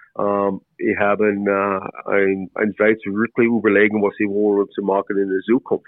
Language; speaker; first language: German; non-native, learner; English